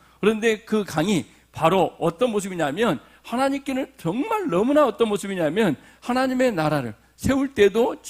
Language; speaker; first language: Korean; native; Korean